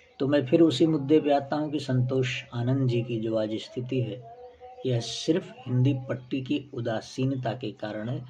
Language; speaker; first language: Hindi; native; Hindi